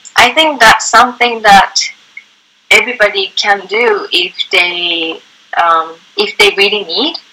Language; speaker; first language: English; non-native, fluent; Japanese